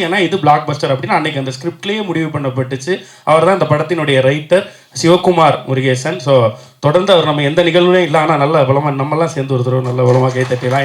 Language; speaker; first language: Tamil; native; Tamil